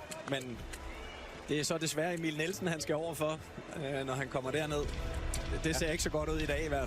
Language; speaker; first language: Danish; native; Danish